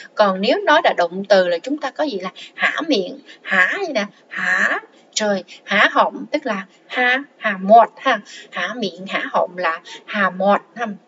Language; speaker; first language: Vietnamese; non-native, local second language; Khmer